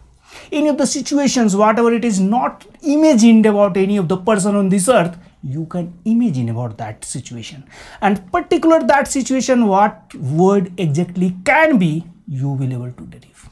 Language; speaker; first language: English; non-native, local second language; Hindi